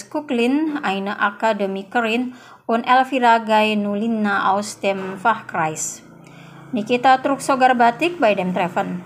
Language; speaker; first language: German; non-native, fluent; Indonesian